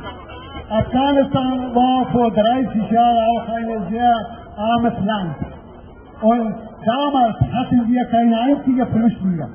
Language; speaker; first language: German; non-native, fluent; Persian